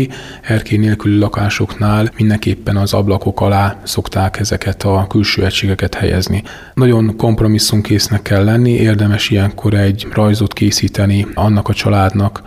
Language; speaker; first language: Hungarian; native; Hungarian